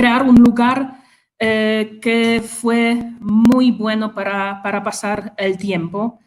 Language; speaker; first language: Spanish; non-native, fluent; Polish